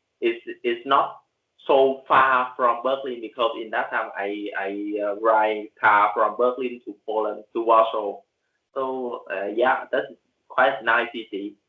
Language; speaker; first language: English; non-native, learner; Vietnamese